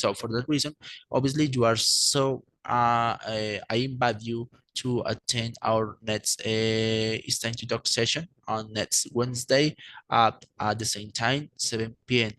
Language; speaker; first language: English; non-native, fluent; Spanish